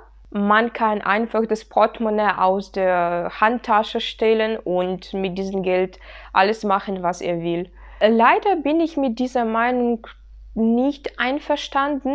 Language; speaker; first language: German; non-native, fluent; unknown